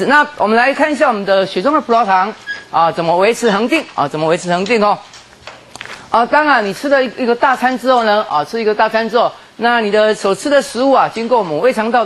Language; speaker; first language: Chinese; native; Chinese